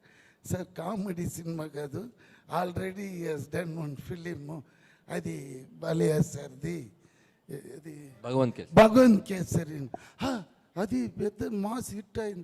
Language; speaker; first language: Telugu; non-native, learner; Tamil